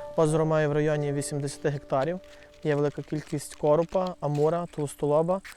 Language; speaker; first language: Ukrainian; native; Ukrainian